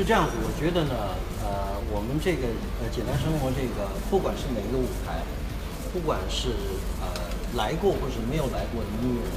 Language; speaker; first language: Chinese; native; Chinese